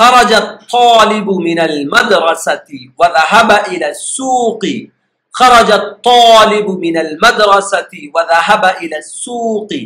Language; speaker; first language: Arabic; non-native, fluent; Urdu